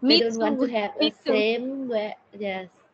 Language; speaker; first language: English; non-native, learner; Thai